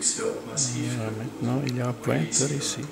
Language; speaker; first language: French; non-native, learner; German